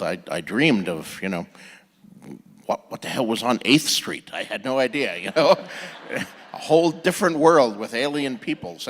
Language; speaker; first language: English; native; English